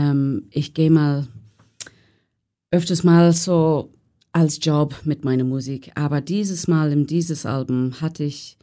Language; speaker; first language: German; non-native, learner; English